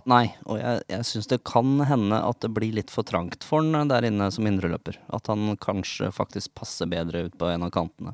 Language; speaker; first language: Norwegian; native; Norwegian